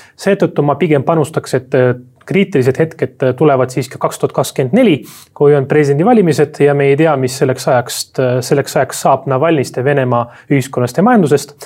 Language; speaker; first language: Estonian; non-native, local second language; Russian